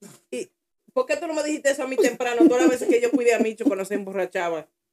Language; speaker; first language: Spanish; early bilingual, heritage; Spanish